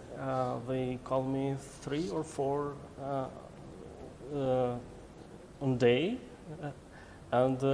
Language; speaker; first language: English; non-native, learner; Albanian